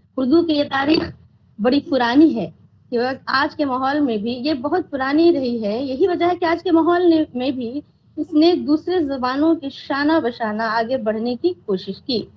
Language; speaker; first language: Urdu; native; Urdu